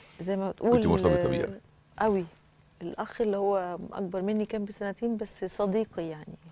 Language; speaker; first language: Arabic; native; Arabic